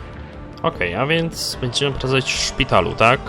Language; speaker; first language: Polish; native; Polish